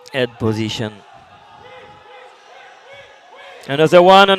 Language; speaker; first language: English; non-native, learner; French